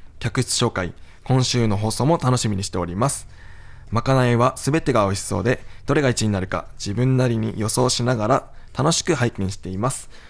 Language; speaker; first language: Japanese; native; Japanese